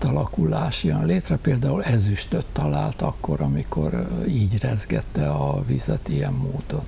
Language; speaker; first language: Hungarian; native; Hungarian